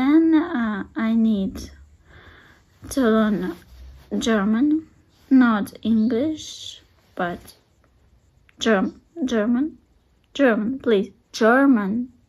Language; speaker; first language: English; non-native, learner; Russian